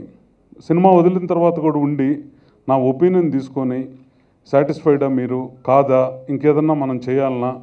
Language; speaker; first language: Telugu; native; Telugu